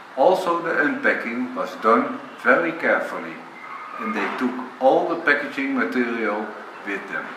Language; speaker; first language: English; non-native, fluent; Dutch